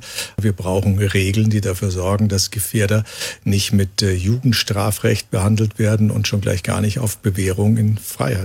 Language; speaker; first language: German; native; German